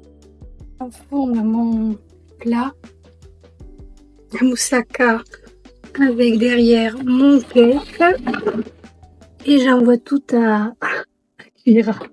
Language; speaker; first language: French; native; French